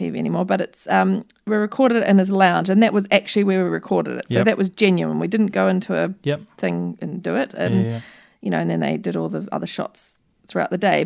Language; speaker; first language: English; native; English